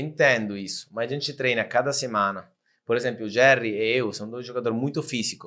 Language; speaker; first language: Portuguese; non-native, fluent; Italian